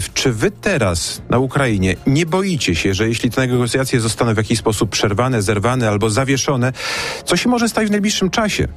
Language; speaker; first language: Polish; native; Polish